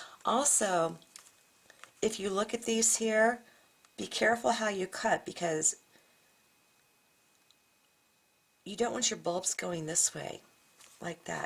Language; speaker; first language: English; native; English